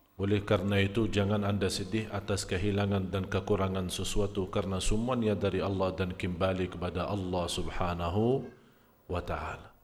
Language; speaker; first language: Malay; non-native, fluent; Arabic